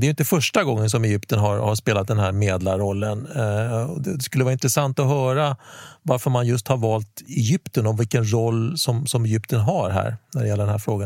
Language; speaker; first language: Swedish; native; Swedish